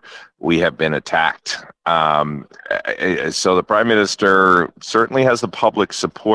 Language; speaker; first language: English; native; English